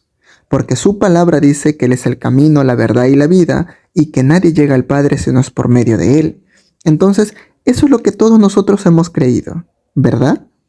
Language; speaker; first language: Spanish; native; Spanish